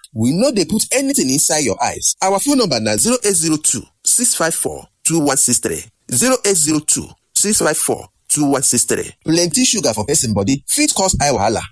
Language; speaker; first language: Nigerian Pidgin; native; Nigerian Pidgin